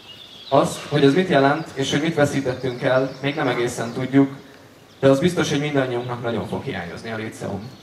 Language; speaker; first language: Hungarian; native; Hungarian